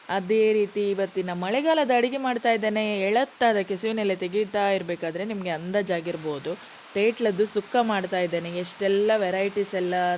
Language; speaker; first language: Kannada; non-native, local second language; Konkani